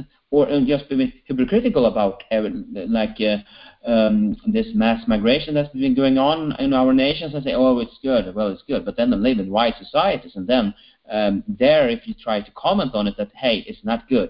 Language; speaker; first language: English; non-native, fluent; Swedish